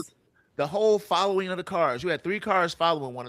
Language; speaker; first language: English; native; English